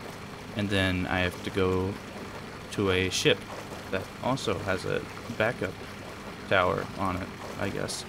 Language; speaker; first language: English; native; English